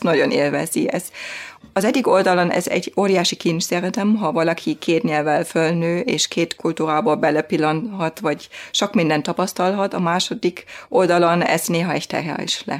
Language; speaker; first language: Hungarian; non-native, fluent; German